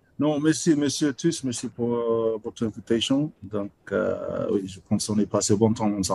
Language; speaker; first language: French; non-native, learner; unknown